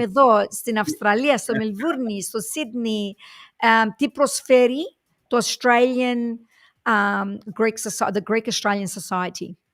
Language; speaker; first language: Greek; early bilingual, heritage; English